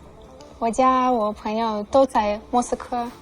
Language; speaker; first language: Chinese; non-native, fluent; Russian